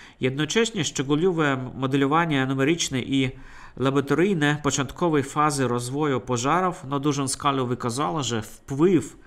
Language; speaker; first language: Polish; non-native, fluent; Russian